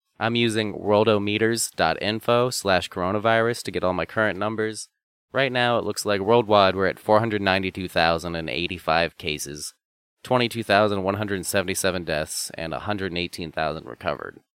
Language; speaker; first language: English; native; English